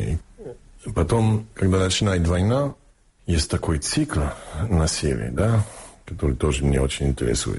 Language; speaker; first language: Russian; early bilingual, heritage; Russian